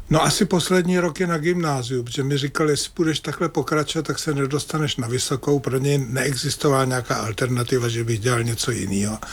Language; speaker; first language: Czech; native; Czech